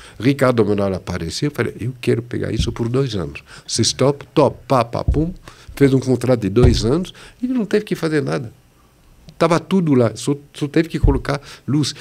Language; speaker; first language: Portuguese; non-native, fluent; French